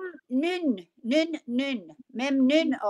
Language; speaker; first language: Turkish; non-native, learner; English